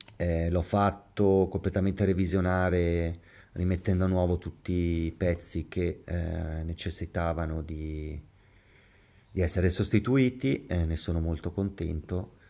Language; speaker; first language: Italian; native; Italian